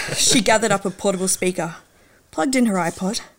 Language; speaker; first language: English; native; English